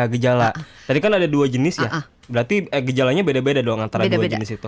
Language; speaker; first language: Indonesian; native; Indonesian